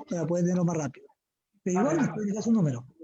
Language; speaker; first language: Spanish; native; Spanish